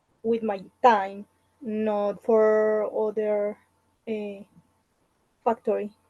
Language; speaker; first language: English; non-native, learner; Spanish